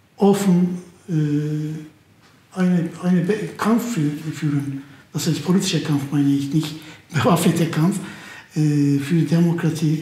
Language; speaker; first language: German; non-native, fluent; Turkish